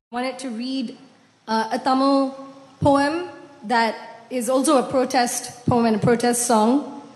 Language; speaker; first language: English; non-native, local second language; Tamil